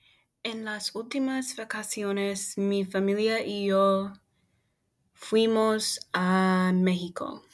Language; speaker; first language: Spanish; non-native, learner; English